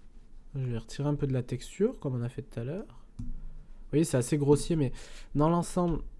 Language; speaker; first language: French; native; French